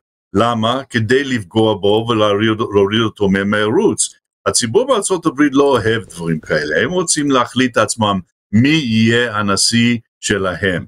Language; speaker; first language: Hebrew; non-native, fluent; English